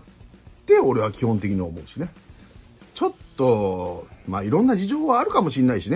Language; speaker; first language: Japanese; native; Japanese